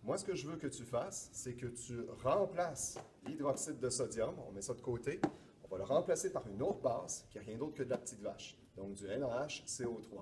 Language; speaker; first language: French; native; French